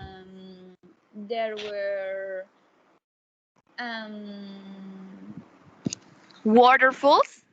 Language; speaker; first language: English; non-native, learner; Spanish